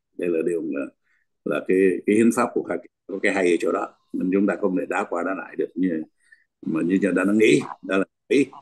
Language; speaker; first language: Vietnamese; native; Vietnamese